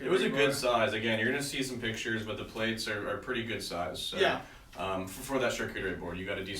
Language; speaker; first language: English; native; English